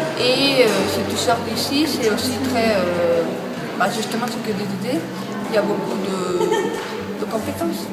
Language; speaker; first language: French; non-native, learner; Spanish